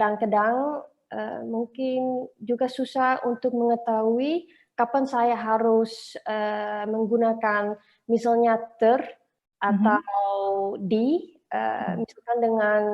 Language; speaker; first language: Indonesian; non-native, learner; Dutch